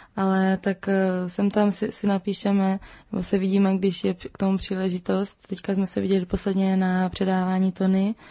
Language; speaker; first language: Czech; native; Czech